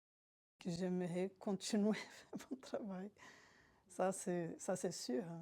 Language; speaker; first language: French; non-native, fluent; Portuguese